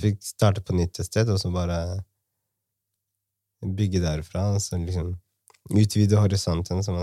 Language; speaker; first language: Norwegian; early bilingual, other home language; Somali